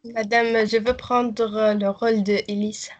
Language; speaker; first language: French; non-native, learner; Arabic